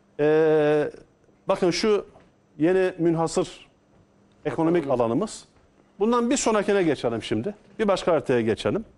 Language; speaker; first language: Turkish; native; Turkish